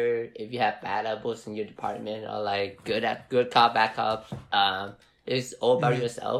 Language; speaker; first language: English; non-native, fluent; Vietnamese